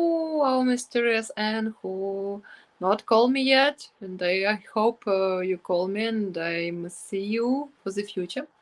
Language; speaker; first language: English; non-native, learner; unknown